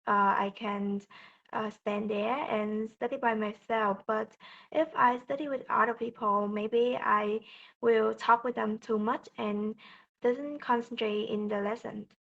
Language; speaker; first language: English; non-native, learner; Vietnamese